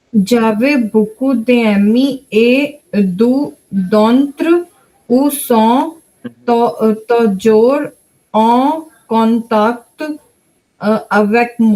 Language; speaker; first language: French; non-native, learner; Hindi